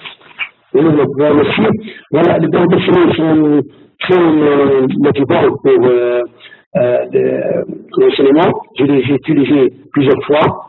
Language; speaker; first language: French; non-native, fluent; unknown